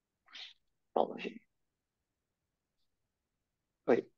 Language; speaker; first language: French; non-native, fluent; English